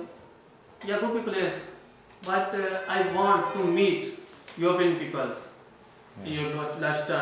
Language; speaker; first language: English; non-native, learner; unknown